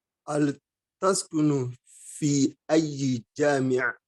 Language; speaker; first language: Arabic; non-native, learner; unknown